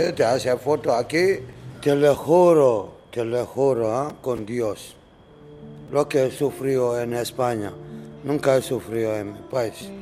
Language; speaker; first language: Spanish; non-native, learner; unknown